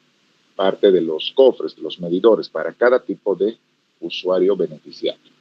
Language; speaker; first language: Spanish; native; Spanish